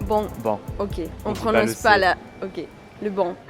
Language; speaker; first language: French; non-native, fluent; Spanish